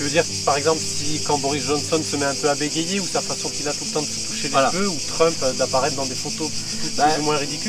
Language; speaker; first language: French; native; French